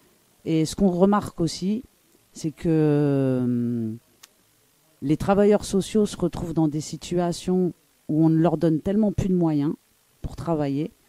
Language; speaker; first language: French; native; French